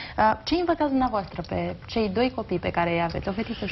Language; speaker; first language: Romanian; native; Romanian